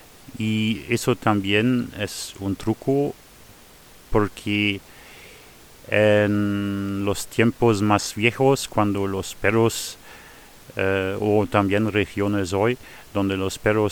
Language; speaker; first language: Spanish; non-native, fluent; Luxembourgish